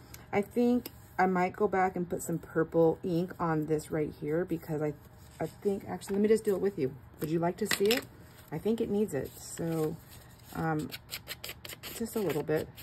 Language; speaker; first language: English; native; English